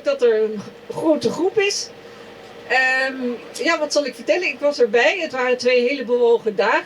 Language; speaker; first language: Dutch; native; Dutch